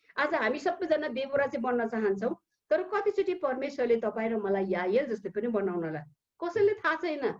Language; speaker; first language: Nepali; early bilingual, heritage; Nepali